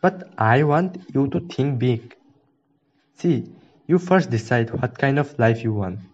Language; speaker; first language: English; non-native, local second language; Assamese